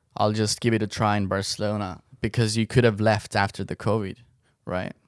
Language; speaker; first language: English; non-native, fluent; Estonian